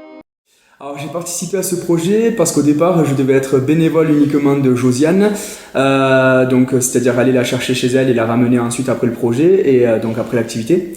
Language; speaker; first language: French; native; French